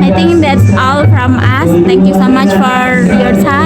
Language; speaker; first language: English; non-native, learner; Indonesian